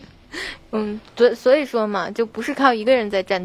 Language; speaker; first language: Chinese; native; Chinese